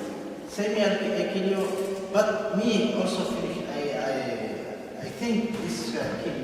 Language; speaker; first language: English; non-native, learner; Somali